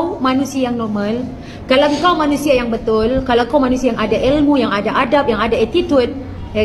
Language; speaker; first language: Malay; native; Malay